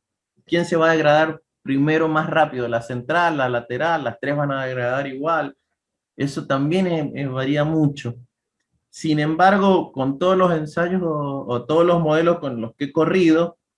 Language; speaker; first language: Spanish; native; Spanish